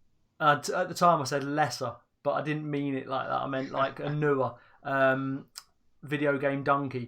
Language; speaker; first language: English; native; English